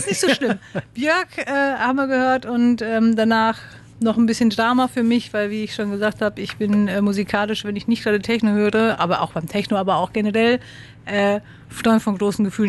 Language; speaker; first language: German; native; German